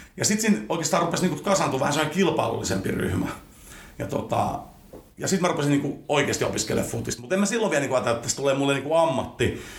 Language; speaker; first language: Finnish; early bilingual, other home language; Spanish